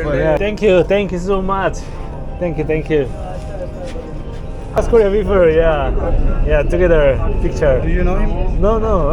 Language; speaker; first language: English; non-native, learner; Korean